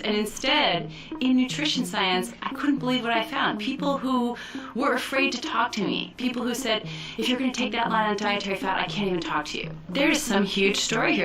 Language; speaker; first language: English; native; English